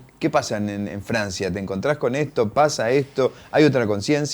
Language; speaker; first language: Spanish; native; Spanish